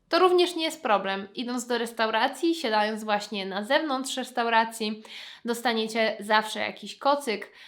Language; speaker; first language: Polish; native; Polish